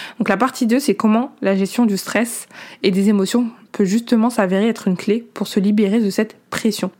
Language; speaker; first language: French; native; French